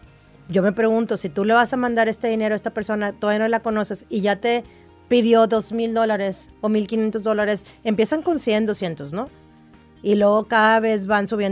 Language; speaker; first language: Spanish; native; Spanish